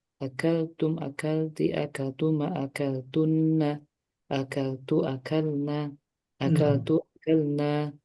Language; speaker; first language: Arabic; non-native, learner; Indonesian